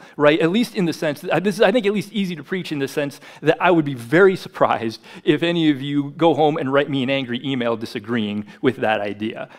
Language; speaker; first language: English; native; English